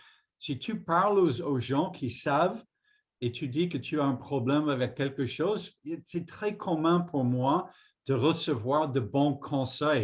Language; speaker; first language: French; non-native, fluent; English